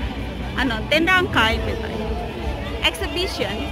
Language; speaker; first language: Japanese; non-native, learner; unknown